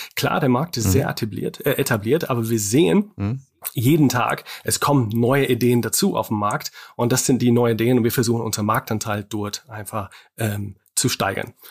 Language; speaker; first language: German; non-native, fluent; English